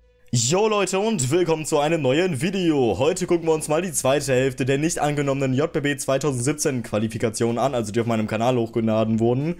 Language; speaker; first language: German; native; German